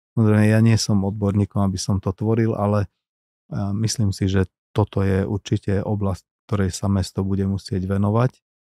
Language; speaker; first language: Slovak; non-native, local second language; Hungarian